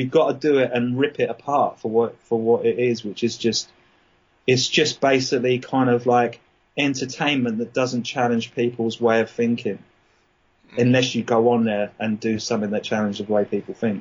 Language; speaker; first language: English; native; English